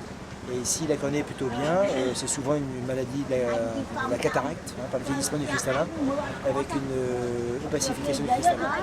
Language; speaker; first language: French; native; French